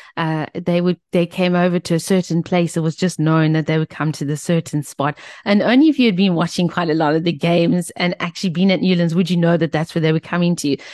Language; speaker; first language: English; native; English